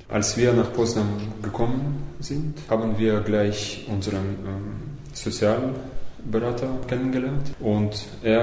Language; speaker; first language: German; early bilingual, other home language; Russian